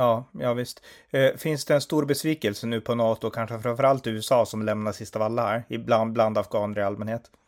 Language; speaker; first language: Swedish; native; Swedish